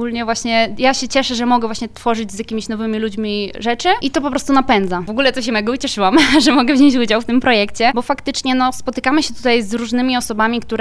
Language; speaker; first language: Polish; native; Polish